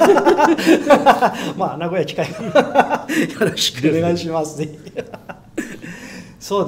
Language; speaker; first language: Japanese; non-native, learner; Portuguese